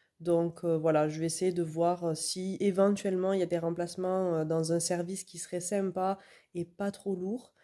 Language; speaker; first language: French; native; French